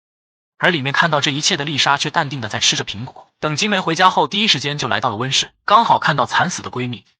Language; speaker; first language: Chinese; native; Chinese